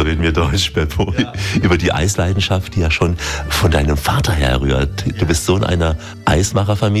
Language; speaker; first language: German; native; German